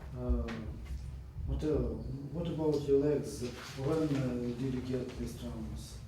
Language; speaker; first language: English; non-native, learner; Russian